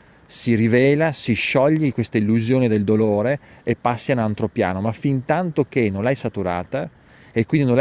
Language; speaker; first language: Italian; native; Italian